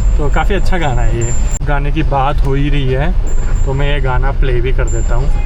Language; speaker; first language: Hindi; non-native, local second language; Kannada